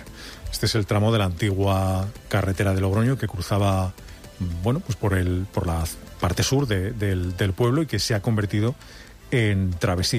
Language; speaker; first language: Spanish; native; Spanish